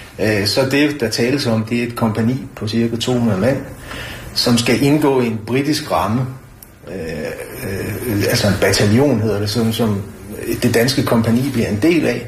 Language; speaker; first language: Danish; native; Danish